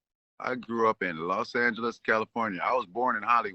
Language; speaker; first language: English; native; English